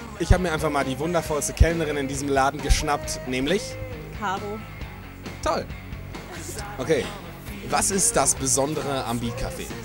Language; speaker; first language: German; native; German